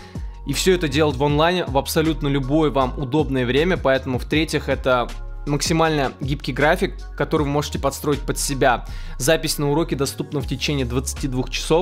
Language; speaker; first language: Russian; native; Russian